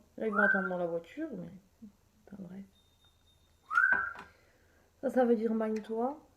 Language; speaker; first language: French; native; French